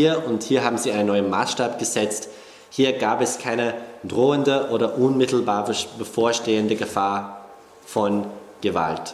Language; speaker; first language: German; non-native, fluent; English